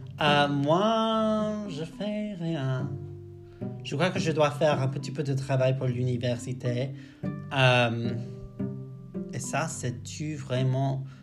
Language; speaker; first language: French; non-native, learner; English